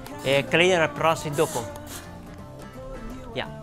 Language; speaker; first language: Dutch; non-native, learner; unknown